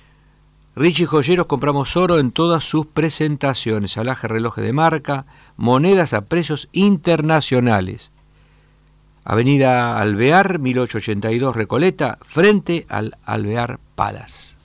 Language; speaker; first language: Spanish; native; Spanish